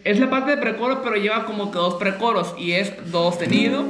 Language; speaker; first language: Spanish; native; Spanish